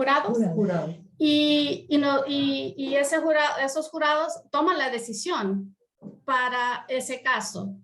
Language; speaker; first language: Spanish; early bilingual, heritage; Spanish